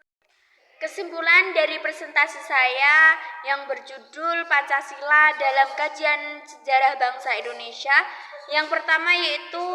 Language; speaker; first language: Indonesian; native; Indonesian